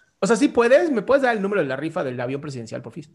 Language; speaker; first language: Spanish; native; Spanish